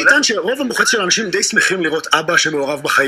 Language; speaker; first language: Hebrew; native; Hebrew